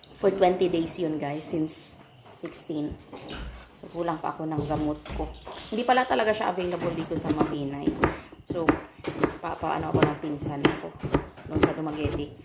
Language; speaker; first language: Filipino; non-native, local second language; Cebuano